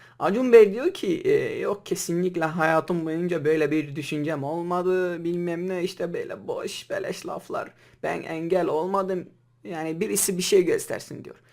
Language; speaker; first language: Turkish; non-native, local second language; Kurdish